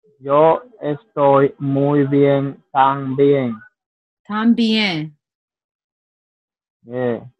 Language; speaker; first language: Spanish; non-native, learner; English